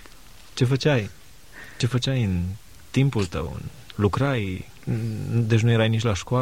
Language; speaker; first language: Romanian; native; Romanian